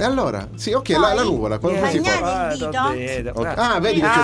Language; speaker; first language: Italian; native; Italian